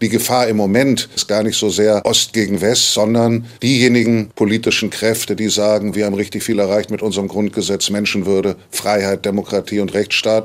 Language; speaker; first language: German; native; German